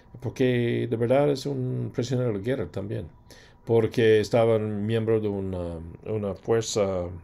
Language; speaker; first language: Spanish; non-native, fluent; English